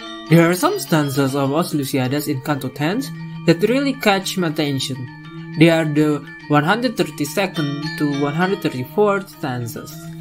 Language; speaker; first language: English; non-native, fluent; Indonesian